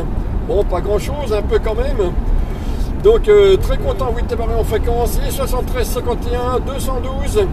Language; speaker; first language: French; native; French